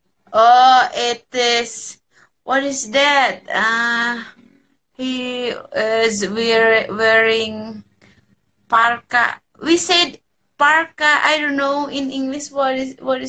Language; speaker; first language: English; non-native, learner; Indonesian